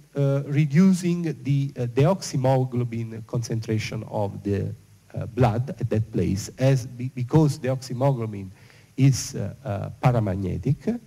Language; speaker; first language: English; non-native, fluent; Italian